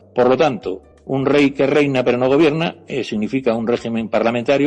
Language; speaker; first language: Spanish; native; Spanish